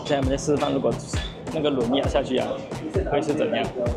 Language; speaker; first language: Chinese; native; Chinese